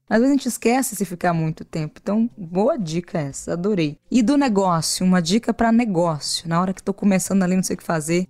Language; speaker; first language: Portuguese; native; Portuguese